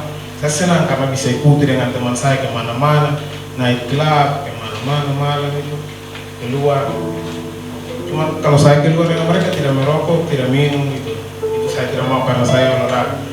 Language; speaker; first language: Indonesian; non-native, learner; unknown